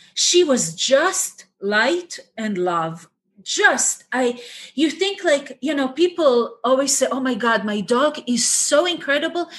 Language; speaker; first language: English; non-native, fluent; Hebrew